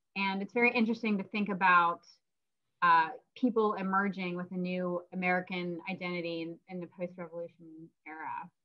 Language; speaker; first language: English; native; English